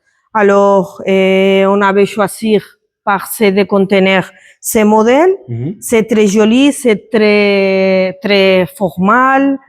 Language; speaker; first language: French; non-native, learner; Spanish